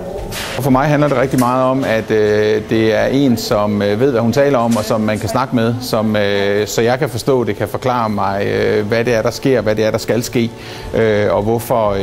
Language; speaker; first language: Danish; native; Danish